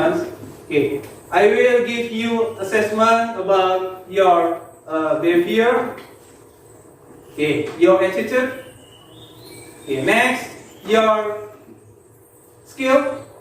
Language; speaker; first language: English; non-native, learner; Indonesian